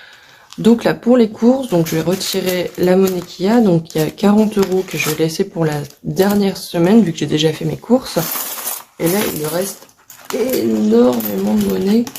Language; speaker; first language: French; native; French